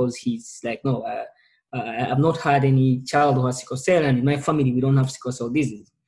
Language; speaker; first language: English; non-native, local second language; Ganda